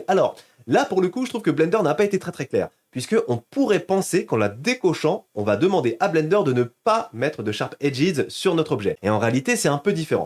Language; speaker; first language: French; native; French